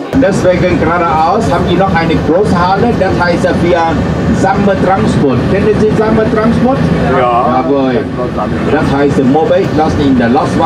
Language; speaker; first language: German; non-native, learner; Vietnamese